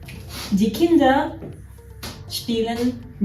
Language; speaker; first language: German; non-native, fluent; French